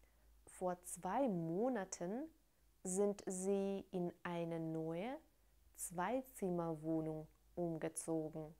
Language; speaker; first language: German; non-native, fluent; Russian